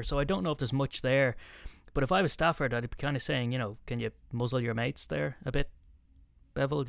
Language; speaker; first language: English; native; English